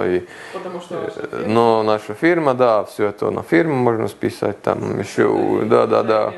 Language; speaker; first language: Russian; non-native, local second language; Lithuanian